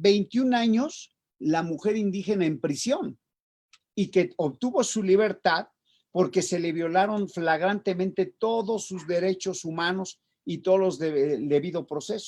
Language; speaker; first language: Spanish; native; Spanish